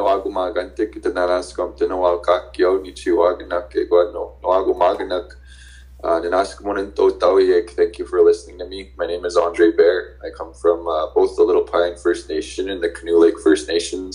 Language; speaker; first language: English; native; English